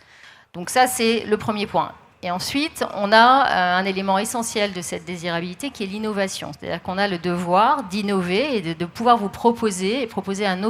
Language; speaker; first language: French; native; French